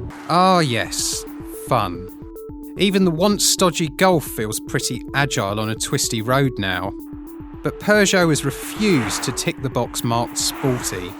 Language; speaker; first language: English; native; English